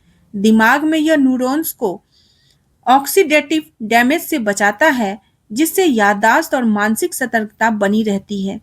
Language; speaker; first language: Hindi; native; Hindi